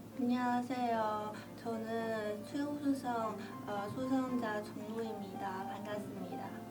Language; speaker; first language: Korean; non-native, learner; Chinese